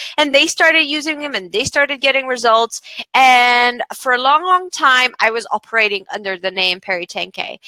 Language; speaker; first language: English; non-native, fluent; Bulgarian